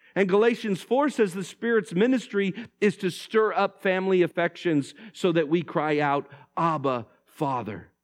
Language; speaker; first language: English; native; English